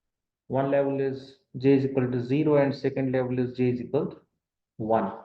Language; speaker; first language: English; non-native, local second language; Kashmiri